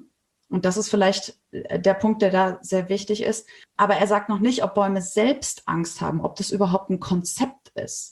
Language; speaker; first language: German; native; German